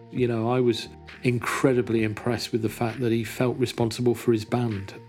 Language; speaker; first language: English; native; English